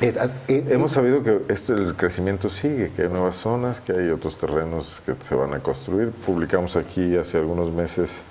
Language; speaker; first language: Spanish; native; Spanish